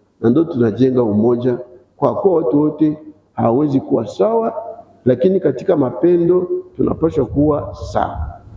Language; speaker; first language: Swahili; non-native, local second language; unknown